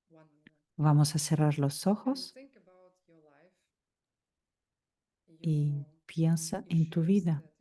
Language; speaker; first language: Spanish; non-native, fluent; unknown